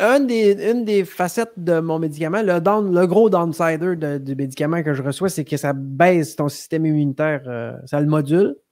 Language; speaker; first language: French; native; French